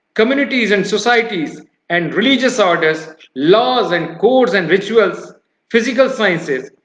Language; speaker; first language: English; non-native, local second language; Hindi